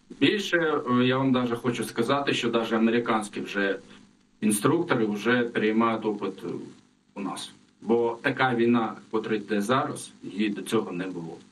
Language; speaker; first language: Ukrainian; non-native, local second language; Russian